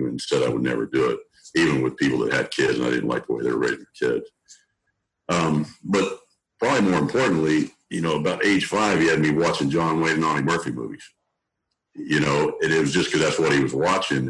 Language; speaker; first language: English; native; English